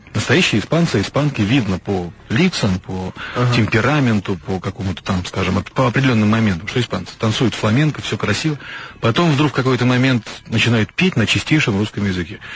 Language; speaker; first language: Russian; native; Russian